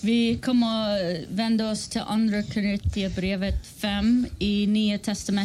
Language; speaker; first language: Swedish; non-native, fluent; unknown